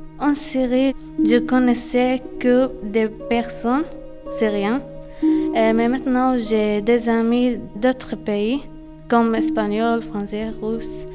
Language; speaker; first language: French; non-native, learner; Arabic